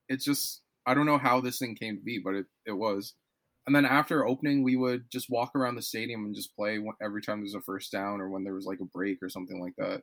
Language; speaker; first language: English; native; English